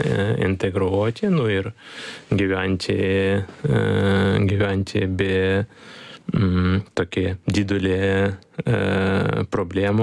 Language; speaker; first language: Lithuanian; non-native, learner; Ukrainian